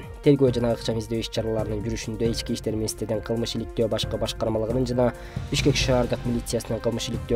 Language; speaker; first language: Kyrgyz; native; Kyrgyz